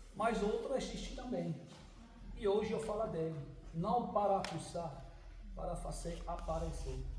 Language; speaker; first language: Portuguese; non-native, fluent; German